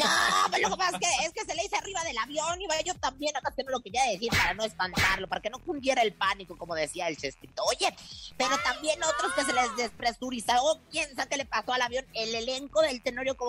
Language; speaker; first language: Spanish; native; Spanish